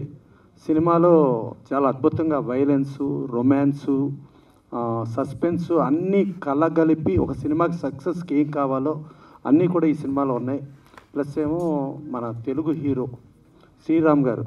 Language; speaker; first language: Telugu; native; Telugu